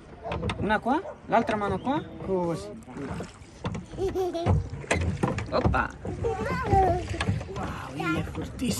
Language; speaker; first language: Italian; non-native, fluent; Bangla